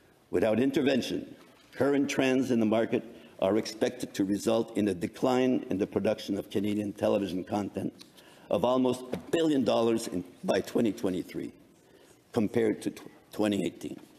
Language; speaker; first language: English; non-native, local second language; French